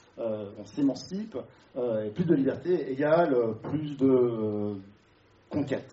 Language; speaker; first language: French; native; French